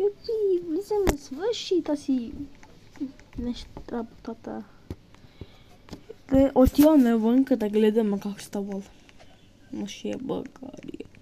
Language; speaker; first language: Bulgarian; early bilingual, heritage; Bulgarian